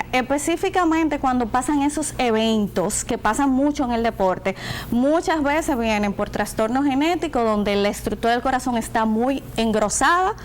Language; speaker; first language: Spanish; native; Spanish